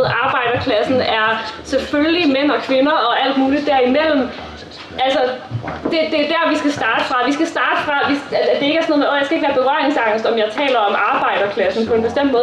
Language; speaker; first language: Danish; native; Danish